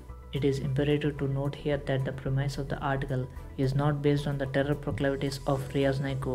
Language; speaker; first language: English; non-native, local second language; Telugu